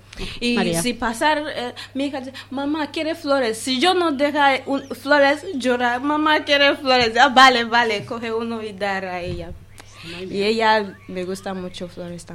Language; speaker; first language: Spanish; non-native, learner; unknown